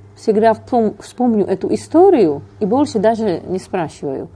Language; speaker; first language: Russian; non-native, fluent; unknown